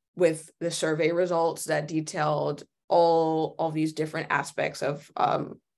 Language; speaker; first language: English; native; English